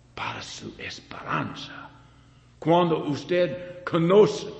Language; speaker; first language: Spanish; non-native, learner; English